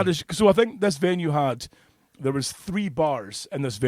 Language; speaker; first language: English; native; English